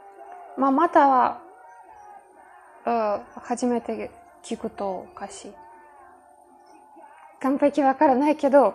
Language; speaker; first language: Japanese; non-native, learner; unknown